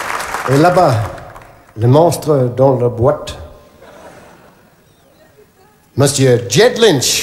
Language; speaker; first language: French; non-native, learner; English